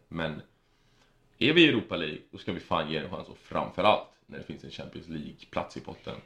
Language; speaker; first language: Swedish; early bilingual, other home language; Spanish